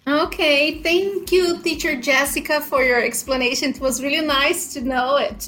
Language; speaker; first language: English; non-native, fluent; Portuguese